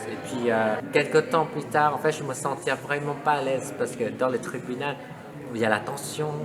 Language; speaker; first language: French; non-native, fluent; Lao